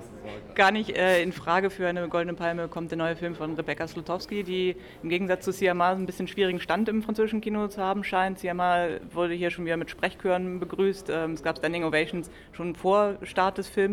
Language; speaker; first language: German; native; German